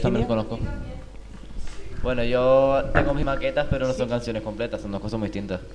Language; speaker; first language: Spanish; native; Spanish